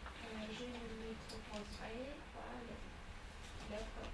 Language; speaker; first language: French; non-native, learner; Russian